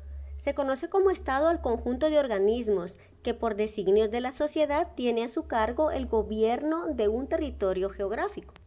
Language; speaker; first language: Spanish; native; Spanish